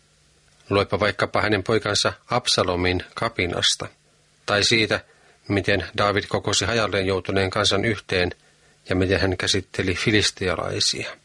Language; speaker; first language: Finnish; native; Finnish